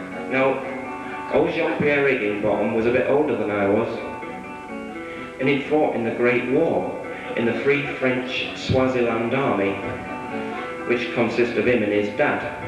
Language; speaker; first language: English; native; English